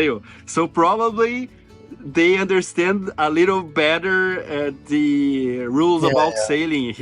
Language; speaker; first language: English; non-native, fluent; Portuguese